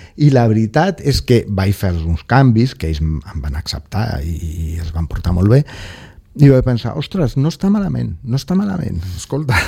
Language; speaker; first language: Catalan; non-native, local second language; Spanish